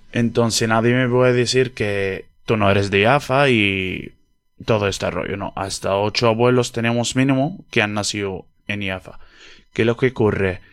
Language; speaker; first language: Spanish; non-native, fluent; Arabic